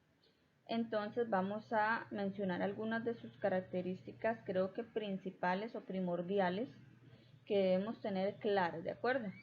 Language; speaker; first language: Spanish; native; Spanish